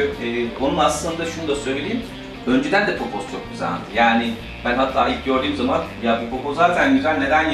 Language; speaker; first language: Turkish; native; Turkish